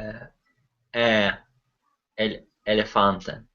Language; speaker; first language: Spanish; non-native, learner; Russian